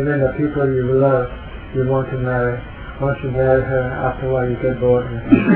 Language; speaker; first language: English; non-native, fluent; Thai